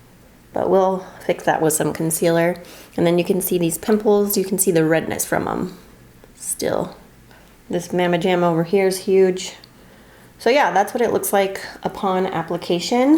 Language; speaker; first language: English; native; English